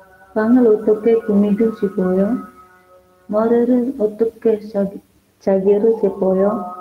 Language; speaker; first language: Korean; non-native, learner; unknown